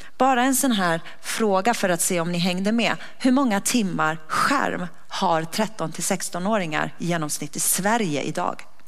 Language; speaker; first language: Swedish; early bilingual, other home language; Persian